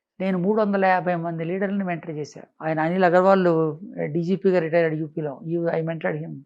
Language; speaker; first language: Telugu; native; Telugu